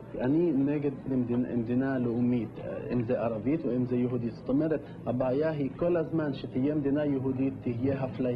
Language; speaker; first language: Hebrew; non-native, local second language; Arabic